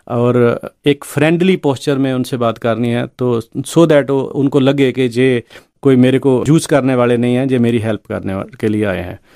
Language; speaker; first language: Hindi; non-native, local second language; Punjabi